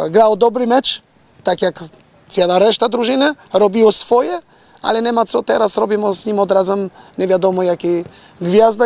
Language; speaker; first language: Polish; non-native, fluent; Albanian